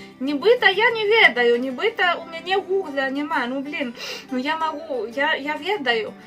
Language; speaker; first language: Belarusian; non-native, fluent; Spanish